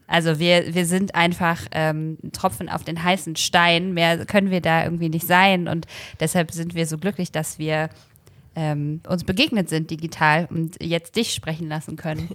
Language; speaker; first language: German; native; German